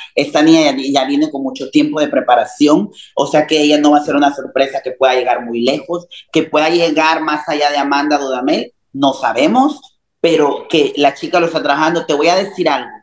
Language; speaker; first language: Spanish; native; Spanish